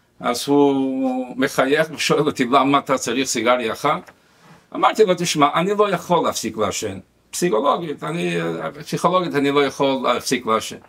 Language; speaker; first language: Hebrew; non-native, fluent; Spanish